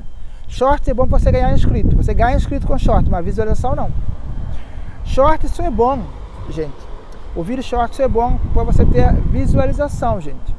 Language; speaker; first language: Portuguese; non-native, local second language; Kabuverdianu